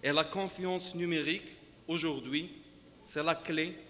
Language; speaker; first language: French; non-native, local second language; Arabic